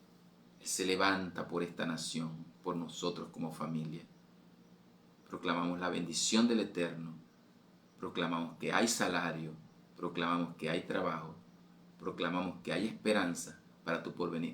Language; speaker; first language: Spanish; native; Spanish